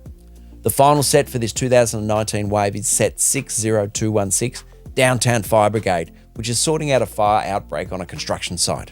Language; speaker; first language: English; native; English